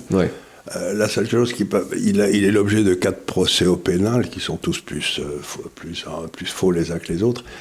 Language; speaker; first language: French; native; French